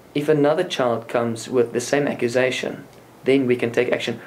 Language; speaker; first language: English; non-native, local second language; Afrikaans